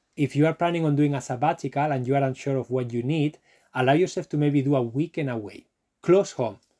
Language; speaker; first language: English; non-native, fluent; Spanish